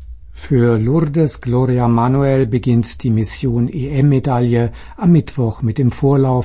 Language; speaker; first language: German; native; German